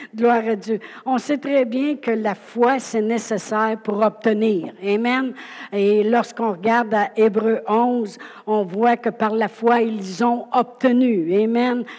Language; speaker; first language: French; native; French